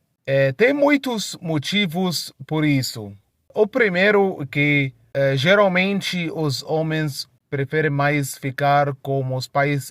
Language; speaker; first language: Portuguese; non-native, fluent; Arabic